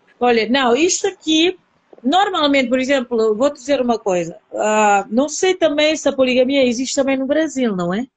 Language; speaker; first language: Portuguese; non-native, local second language; Upper Guinea Crioulo